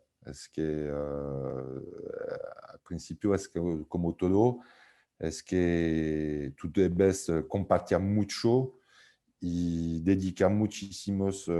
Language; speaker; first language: Spanish; non-native, fluent; French